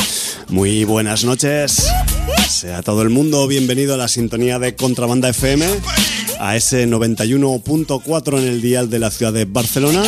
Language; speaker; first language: Spanish; native; Spanish